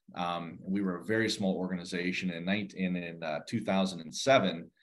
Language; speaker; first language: English; native; English